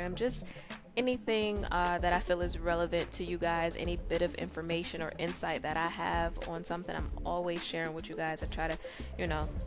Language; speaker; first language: English; native; English